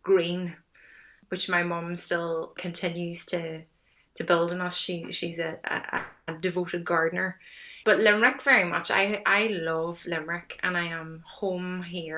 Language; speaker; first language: English; native; English